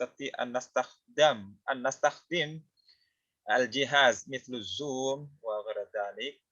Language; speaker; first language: Arabic; non-native, fluent; Indonesian